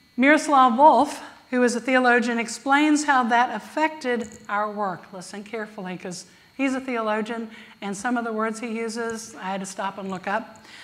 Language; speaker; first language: English; native; English